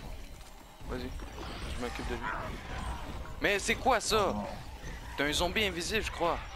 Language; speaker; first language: French; native; French